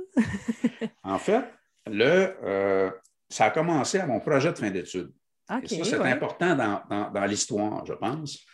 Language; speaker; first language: French; native; French